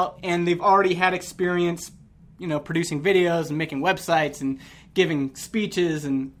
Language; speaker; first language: English; native; English